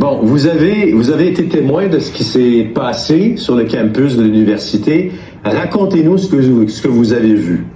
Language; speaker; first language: French; native; French